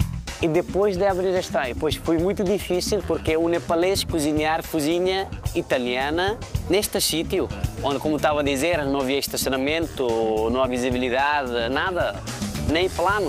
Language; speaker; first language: Portuguese; non-native, learner; Nepali